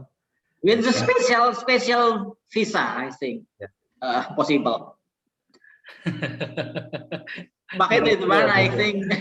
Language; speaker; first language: English; non-native, learner; Indonesian